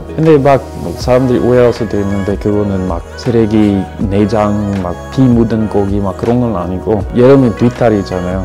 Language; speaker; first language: Korean; non-native, fluent; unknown